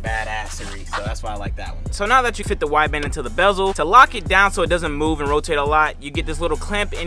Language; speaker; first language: English; native; English